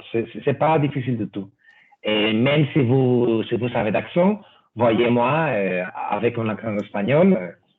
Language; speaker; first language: French; non-native, fluent; Spanish